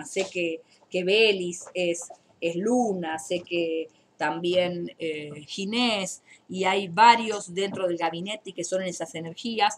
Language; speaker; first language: Spanish; native; Spanish